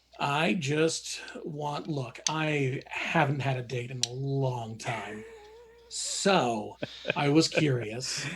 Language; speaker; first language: English; native; English